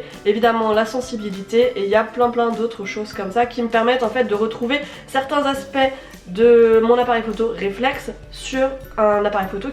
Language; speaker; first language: French; native; French